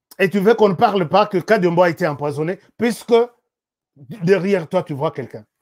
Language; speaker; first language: French; non-native, local second language; Lingala